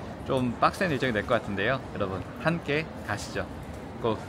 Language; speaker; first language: Korean; native; Korean